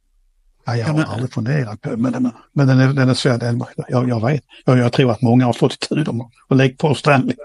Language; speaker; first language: Swedish; native; Swedish